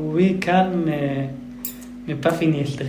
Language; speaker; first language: French; non-native, learner; Persian